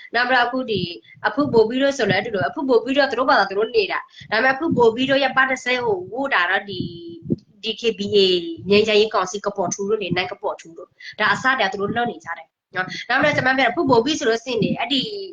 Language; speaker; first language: Burmese; non-native, local second language; S'gaw Karen